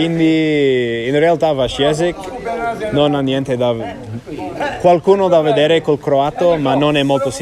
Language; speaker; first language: Italian; non-native, fluent; English